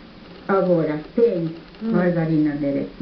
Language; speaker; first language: Portuguese; non-native, learner; German